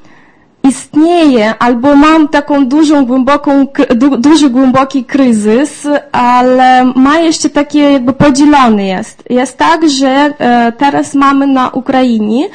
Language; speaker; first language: Polish; non-native, fluent; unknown